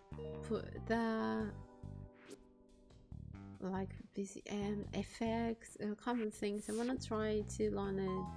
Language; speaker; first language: English; non-native, learner; Japanese